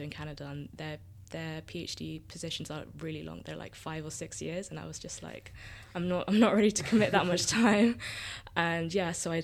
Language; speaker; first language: English; native; English